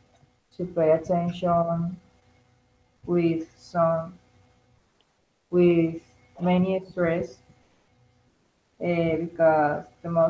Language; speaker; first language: English; non-native, learner; Spanish